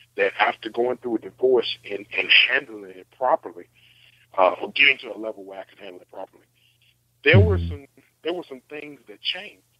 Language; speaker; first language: English; native; English